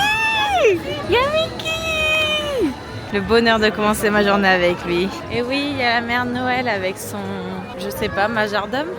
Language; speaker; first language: French; native; French